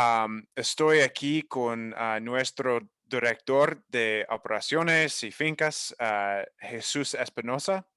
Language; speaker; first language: Spanish; non-native, learner; English